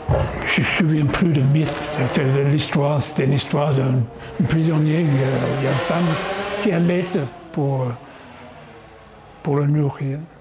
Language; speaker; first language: French; non-native, fluent; English